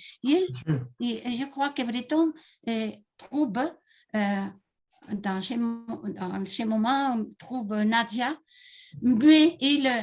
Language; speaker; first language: French; non-native, learner; Spanish